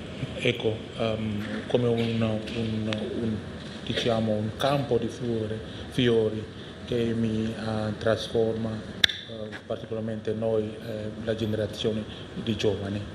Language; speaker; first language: Italian; non-native, learner; Indonesian